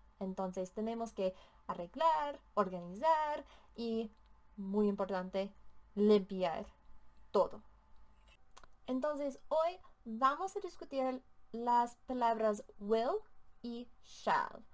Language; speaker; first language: Spanish; non-native, learner; English